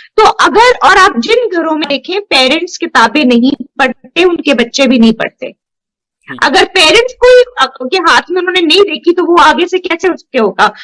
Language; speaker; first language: Urdu; non-native, local second language; Punjabi